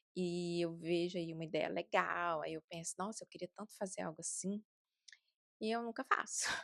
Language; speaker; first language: Portuguese; native; Portuguese